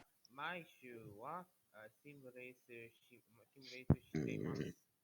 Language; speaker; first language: Japanese; non-native, learner; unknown